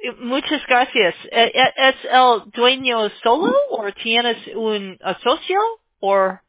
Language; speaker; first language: Spanish; non-native, learner; English